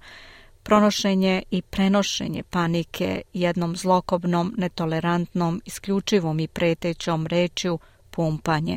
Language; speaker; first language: Croatian; native; Croatian